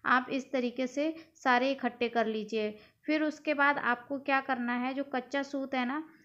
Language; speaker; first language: Hindi; native; Hindi